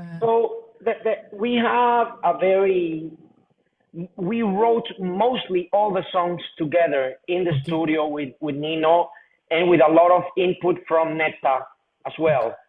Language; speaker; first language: English; non-native, fluent; Spanish